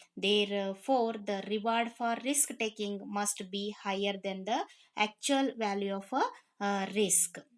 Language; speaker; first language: English; non-native, local second language; Kannada